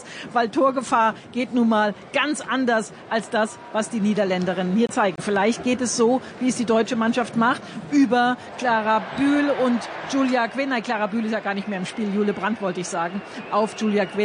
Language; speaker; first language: German; native; German